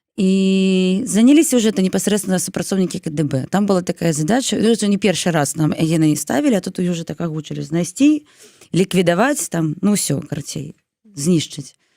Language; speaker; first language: Belarusian; non-native, local second language; Russian